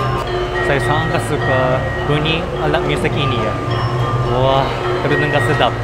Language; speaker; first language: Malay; non-native, learner; Japanese